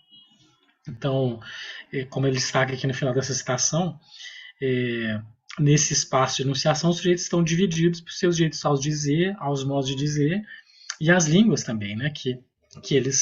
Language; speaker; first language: Portuguese; native; Portuguese